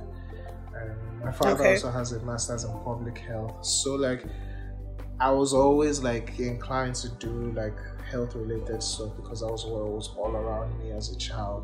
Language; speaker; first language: English; non-native, local second language; Yoruba